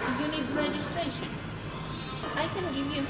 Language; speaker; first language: English; non-native, fluent; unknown